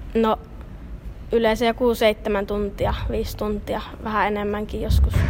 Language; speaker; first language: Finnish; native; Finnish